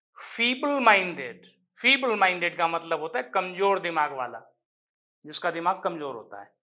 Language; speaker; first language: Hindi; native; Hindi